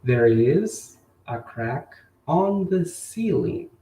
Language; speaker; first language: English; non-native, fluent; Portuguese